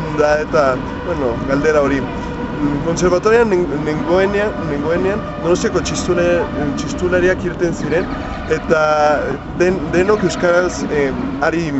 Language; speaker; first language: Basque; non-native, learner; Spanish